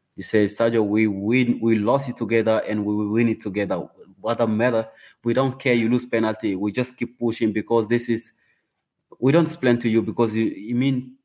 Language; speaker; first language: English; non-native, learner; Wolof